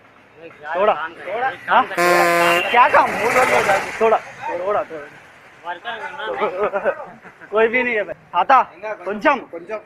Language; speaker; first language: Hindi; non-native, local second language; Telugu